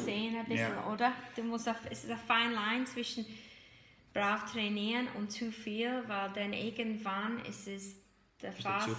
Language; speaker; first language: German; non-native, fluent; English